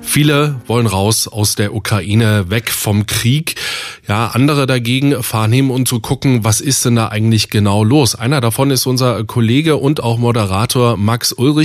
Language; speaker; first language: German; native; German